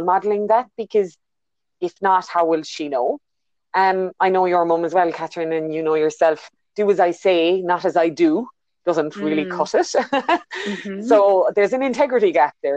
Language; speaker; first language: English; native; English